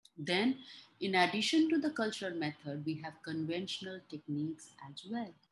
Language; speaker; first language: English; non-native, local second language; Hindi